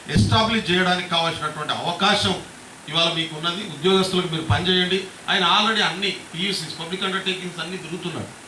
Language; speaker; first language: Telugu; non-native, local second language; Lambadi